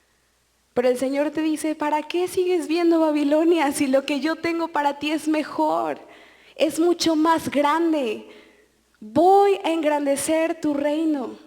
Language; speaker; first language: Spanish; native; Spanish